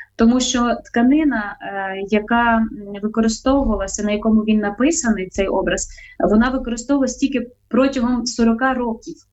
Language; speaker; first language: Ukrainian; native; Ukrainian